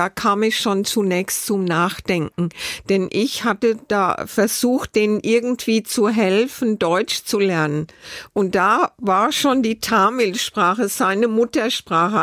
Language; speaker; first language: German; native; German